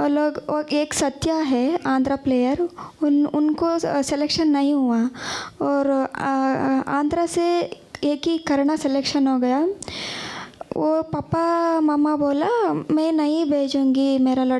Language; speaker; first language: Hindi; non-native, local second language; Kannada